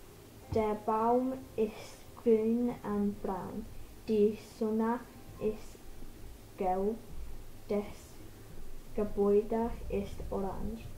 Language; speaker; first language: German; non-native, learner; English